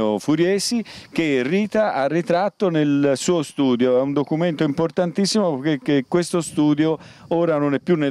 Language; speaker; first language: Italian; native; Italian